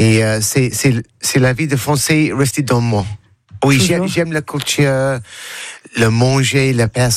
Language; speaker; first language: French; non-native, learner; English